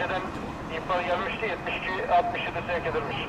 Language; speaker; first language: Turkish; native; Turkish